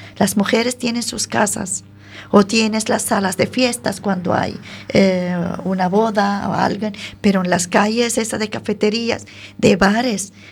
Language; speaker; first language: Spanish; non-native, fluent; Arabic